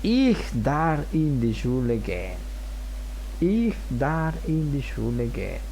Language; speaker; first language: German; non-native, fluent; Spanish